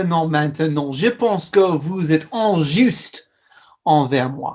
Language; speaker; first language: French; non-native, learner; English